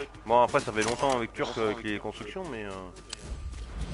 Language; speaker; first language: French; native; French